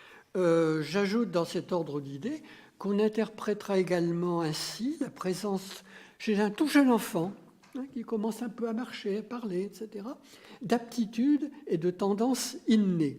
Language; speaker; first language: French; native; French